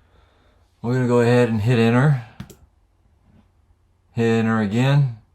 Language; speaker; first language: English; native; English